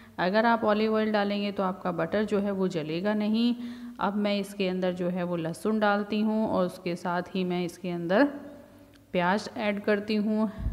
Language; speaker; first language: Hindi; native; Hindi